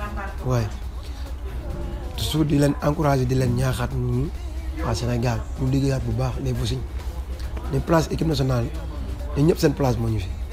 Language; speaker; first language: French; non-native, local second language; Wolof